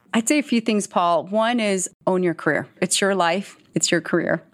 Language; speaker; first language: English; early bilingual, other home language; Korean